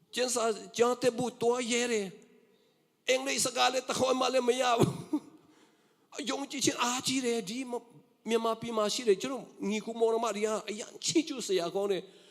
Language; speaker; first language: Burmese; non-native, local second language; Tedim Chin